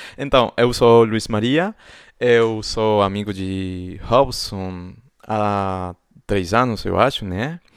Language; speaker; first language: Portuguese; non-native, fluent; Spanish